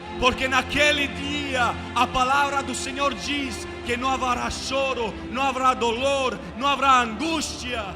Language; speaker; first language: Portuguese; non-native, fluent; Romanian